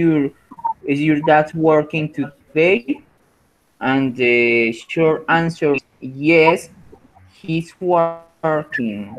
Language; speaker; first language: English; non-native, learner; Spanish